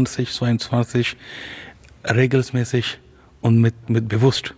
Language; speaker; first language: German; non-native, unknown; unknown